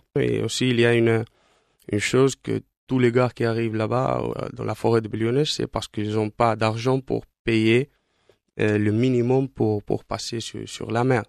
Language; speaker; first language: French; non-native, fluent; Spanish